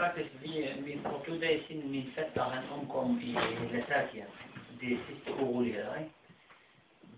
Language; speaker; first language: Danish; non-native, fluent; Arabic